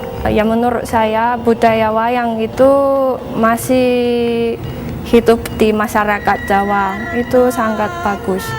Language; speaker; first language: Indonesian; non-native, fluent; Japanese